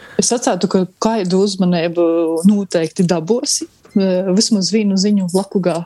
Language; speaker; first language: Latvian; native; Latvian